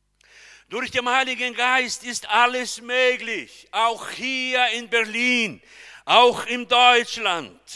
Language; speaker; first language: German; non-native, fluent; Portuguese